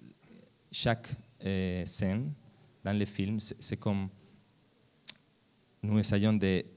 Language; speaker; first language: French; non-native, learner; Spanish